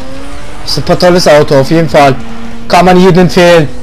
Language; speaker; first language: German; native; German